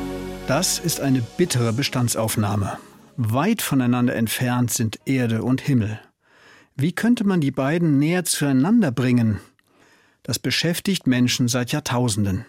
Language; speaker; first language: German; native; German